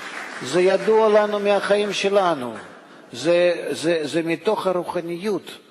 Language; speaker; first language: Hebrew; non-native, fluent; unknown